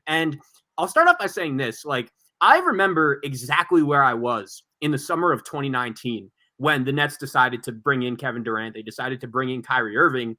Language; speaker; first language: English; native; English